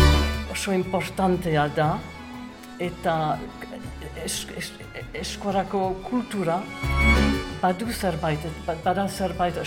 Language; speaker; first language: Basque; non-native, learner; English